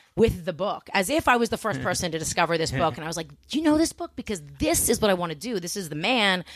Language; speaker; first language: English; native; English